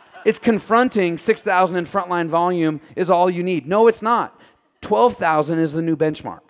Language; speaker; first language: English; native; English